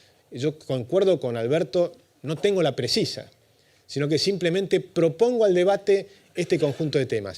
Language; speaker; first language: Spanish; native; Spanish